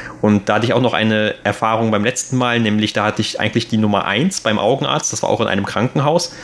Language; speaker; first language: German; native; German